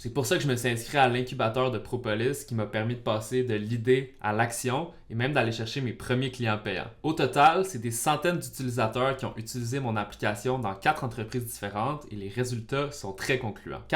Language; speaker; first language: French; native; French